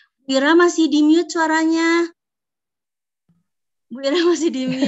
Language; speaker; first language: Indonesian; native; Indonesian